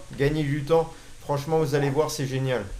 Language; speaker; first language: French; native; French